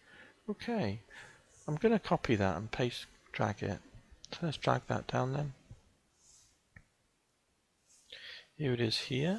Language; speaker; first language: English; native; English